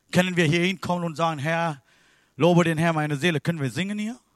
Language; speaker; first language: German; non-native, learner; Sinhala